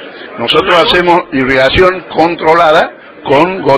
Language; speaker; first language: Spanish; native; Spanish